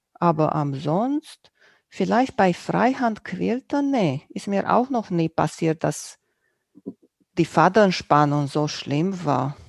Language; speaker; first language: German; non-native, fluent; Romanian